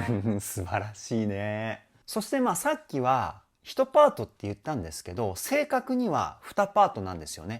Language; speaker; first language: Japanese; native; Japanese